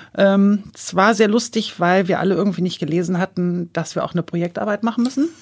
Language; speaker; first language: German; native; German